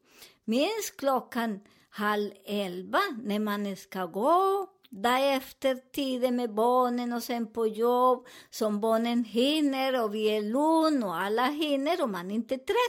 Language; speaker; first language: Swedish; non-native, learner; Spanish